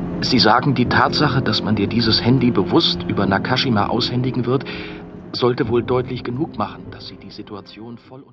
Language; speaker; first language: German; native; German